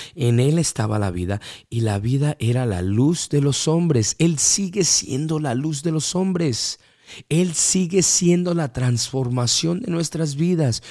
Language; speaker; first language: Spanish; early bilingual, heritage; Spanish